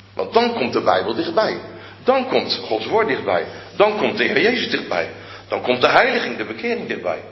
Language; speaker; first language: Dutch; native; Dutch